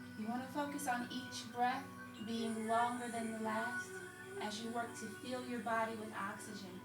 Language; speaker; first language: English; native; English